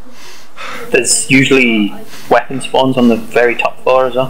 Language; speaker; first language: English; native; English